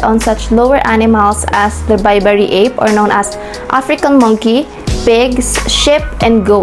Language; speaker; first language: English; non-native, local second language; Filipino